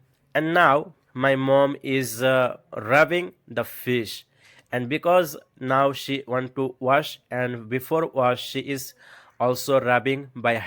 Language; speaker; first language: English; non-native, learner; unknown